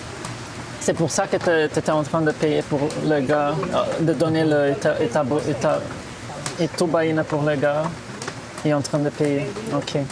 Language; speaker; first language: French; early bilingual, heritage; Portuguese